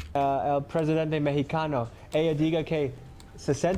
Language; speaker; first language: Spanish; non-native, learner; English